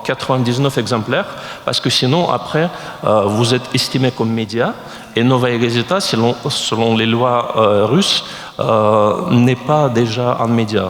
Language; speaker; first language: French; non-native, fluent; Russian